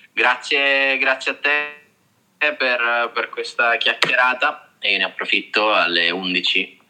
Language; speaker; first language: Italian; native; Italian